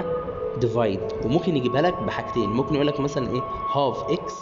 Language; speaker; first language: Arabic; native; Arabic